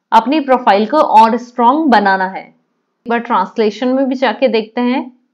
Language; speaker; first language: Hindi; native; Hindi